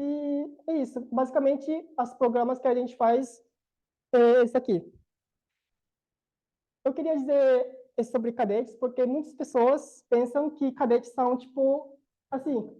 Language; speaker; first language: Portuguese; non-native, learner; Korean